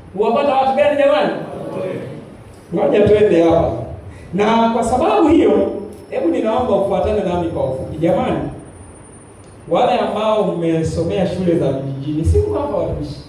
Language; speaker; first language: Swahili; native; Swahili